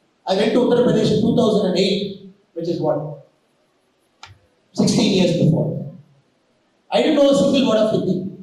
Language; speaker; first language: English; non-native, local second language; Tamil